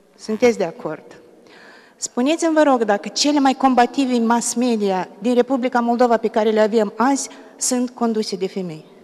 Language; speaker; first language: Romanian; native; Romanian